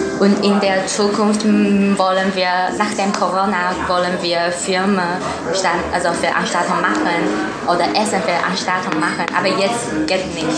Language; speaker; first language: German; non-native, learner; Chinese